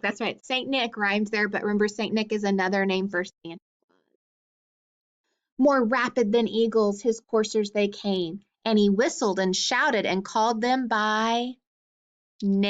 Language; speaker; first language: English; native; English